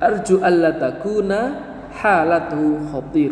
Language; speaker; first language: Arabic; non-native, fluent; Indonesian